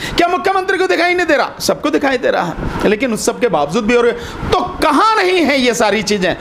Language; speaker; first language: Hindi; native; Hindi